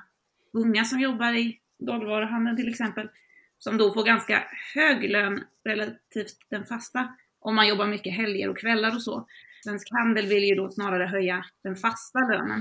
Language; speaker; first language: Swedish; native; Swedish